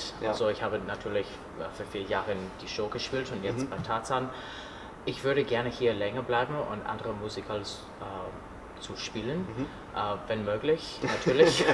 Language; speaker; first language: German; non-native, learner; English